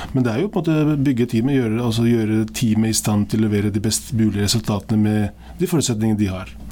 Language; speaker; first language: Norwegian; early bilingual, other home language; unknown